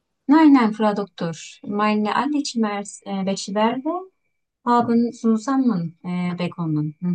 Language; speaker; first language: German; non-native, learner; Turkish